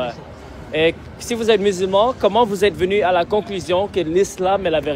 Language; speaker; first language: French; native; French